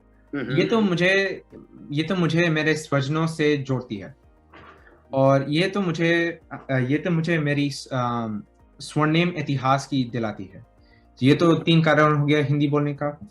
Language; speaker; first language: Hindi; early bilingual, heritage; Hindi